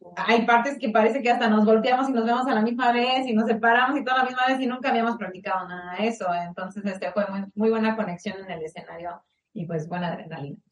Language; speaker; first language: Spanish; early bilingual, heritage; Spanish